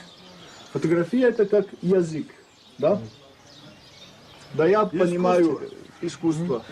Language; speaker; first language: Russian; non-native, learner; French